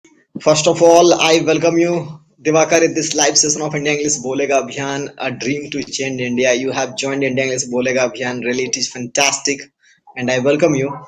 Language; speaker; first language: English; non-native, fluent; Hindi